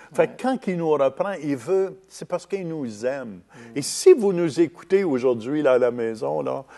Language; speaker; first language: French; native; French